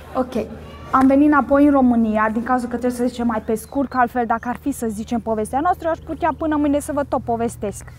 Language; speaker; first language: Romanian; early bilingual, heritage; Romanian